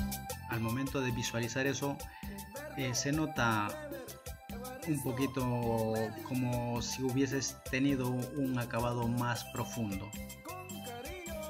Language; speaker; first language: Spanish; native; Spanish